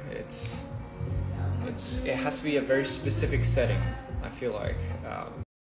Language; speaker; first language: English; early bilingual, other home language; Korean